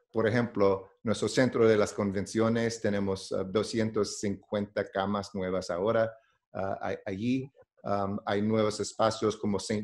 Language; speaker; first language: Spanish; non-native, learner; English